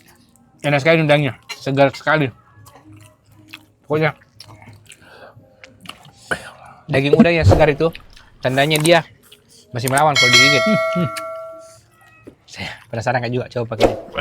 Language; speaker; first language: Malay; native; Malay